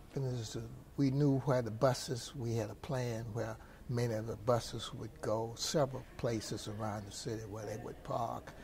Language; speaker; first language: English; native; English